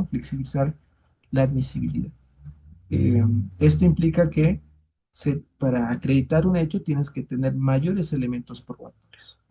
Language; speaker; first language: Spanish; native; Spanish